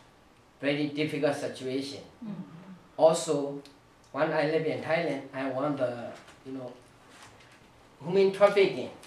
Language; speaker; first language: English; non-native, learner; Burmese